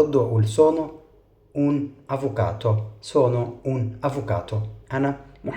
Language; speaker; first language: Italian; non-native, fluent; Arabic